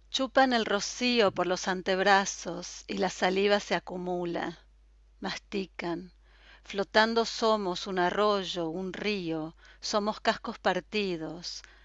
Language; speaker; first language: Spanish; native; Spanish